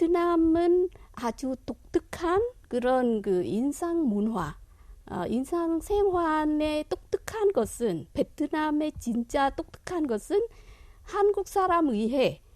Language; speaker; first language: Korean; non-native, fluent; Vietnamese